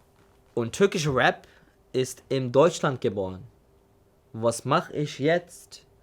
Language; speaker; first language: German; non-native, learner; Turkish